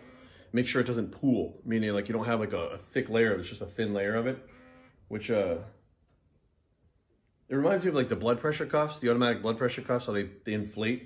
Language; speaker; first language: English; native; English